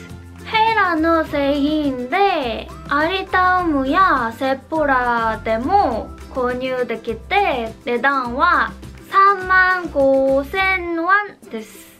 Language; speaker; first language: Japanese; non-native, fluent; Korean